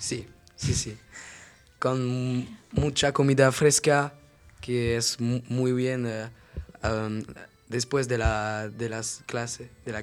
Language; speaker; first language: Spanish; non-native, learner; French